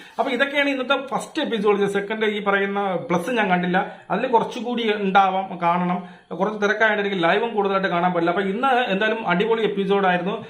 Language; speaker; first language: Malayalam; native; Malayalam